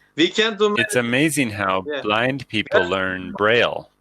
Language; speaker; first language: English; native; English